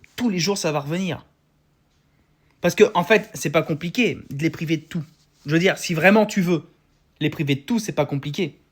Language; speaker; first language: French; native; French